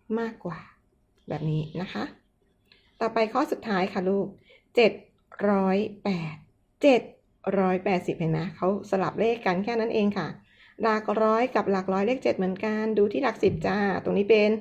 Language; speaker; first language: Thai; native; Thai